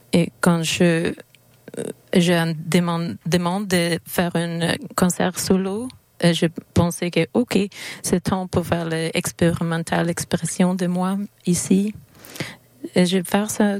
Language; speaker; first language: French; non-native, learner; Swedish